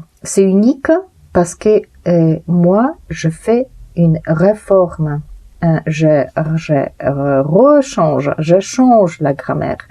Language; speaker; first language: French; non-native, fluent; Polish